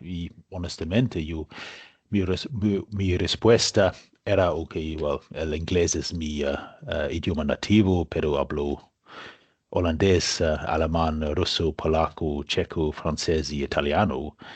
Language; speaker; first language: Spanish; non-native, learner; English